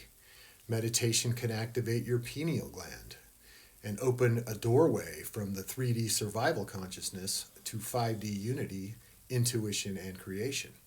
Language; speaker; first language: English; native; English